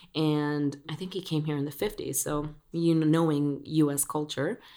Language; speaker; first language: English; early bilingual, other home language; Spanish